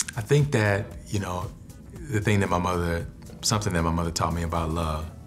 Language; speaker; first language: English; native; English